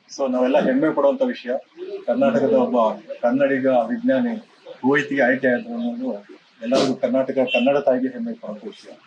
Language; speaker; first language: Kannada; native; Kannada